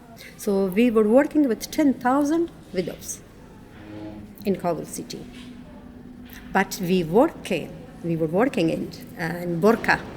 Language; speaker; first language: English; non-native, learner; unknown